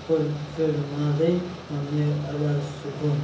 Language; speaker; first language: Arabic; non-native, learner; Chechen